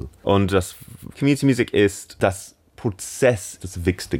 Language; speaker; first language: German; non-native, fluent; English